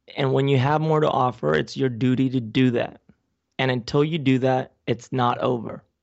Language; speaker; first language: English; non-native, fluent; Spanish